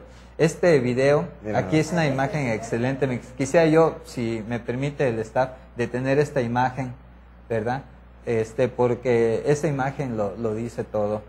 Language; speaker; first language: Spanish; native; Spanish